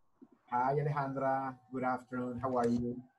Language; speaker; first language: English; non-native, fluent; Spanish